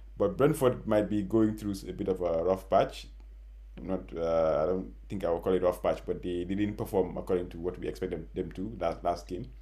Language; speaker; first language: English; non-native, local second language; Wolof